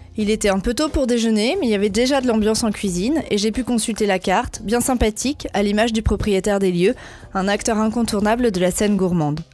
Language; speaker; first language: French; native; French